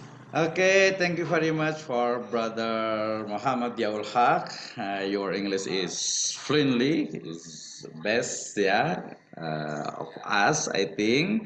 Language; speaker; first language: English; non-native, learner; Indonesian